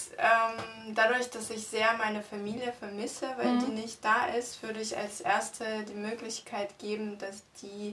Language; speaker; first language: German; non-native, fluent; Russian